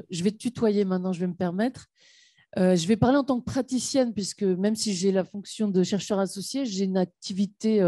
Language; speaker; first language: French; native; French